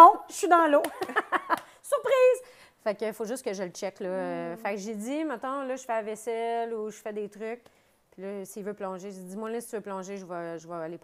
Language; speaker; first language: French; native; French